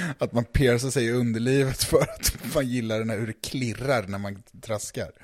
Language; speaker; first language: Swedish; native; Swedish